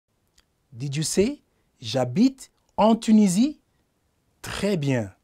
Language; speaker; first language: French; non-native, fluent; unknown